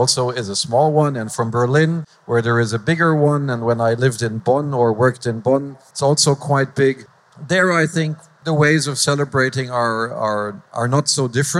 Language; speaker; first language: English; non-native, fluent; German